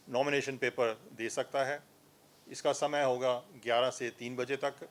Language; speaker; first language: Hindi; non-native, local second language; Punjabi